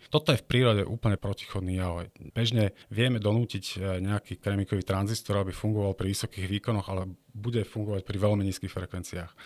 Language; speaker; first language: Slovak; native; Slovak